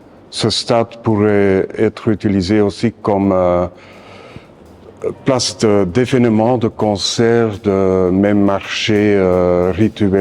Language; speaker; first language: French; non-native, local second language; Dutch